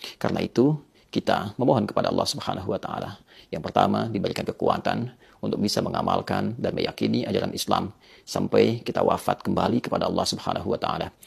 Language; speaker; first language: Indonesian; native; Indonesian